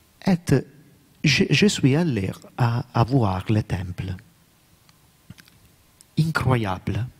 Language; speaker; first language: French; non-native, learner; Italian